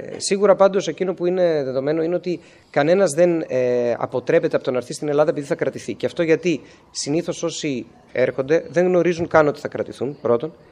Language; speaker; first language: Greek; native; Greek